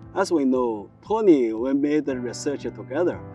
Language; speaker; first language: English; non-native, learner; Chinese